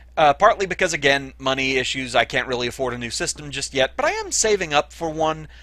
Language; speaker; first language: English; native; English